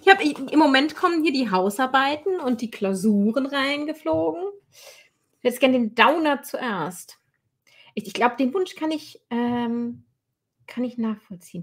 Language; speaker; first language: German; native; German